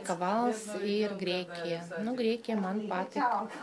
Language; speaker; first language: Latvian; non-native, local second language; Russian